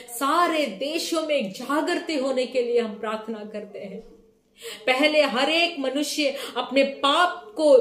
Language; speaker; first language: Hindi; non-native, local second language; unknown